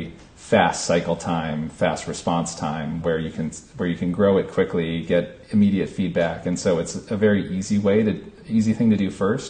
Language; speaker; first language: English; native; English